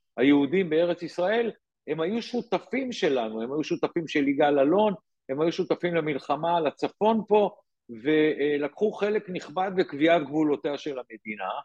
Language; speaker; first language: Hebrew; native; Hebrew